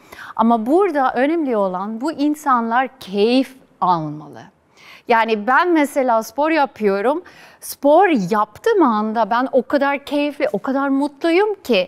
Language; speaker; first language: Turkish; non-native, fluent; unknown